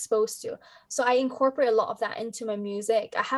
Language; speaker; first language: English; native; English